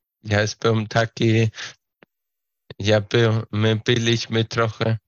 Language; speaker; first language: Polish; non-native, fluent; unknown